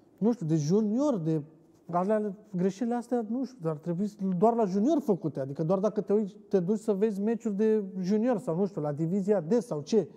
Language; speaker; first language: Romanian; native; Romanian